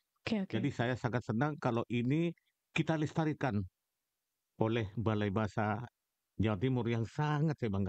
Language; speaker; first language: Indonesian; non-native, local second language; Madurese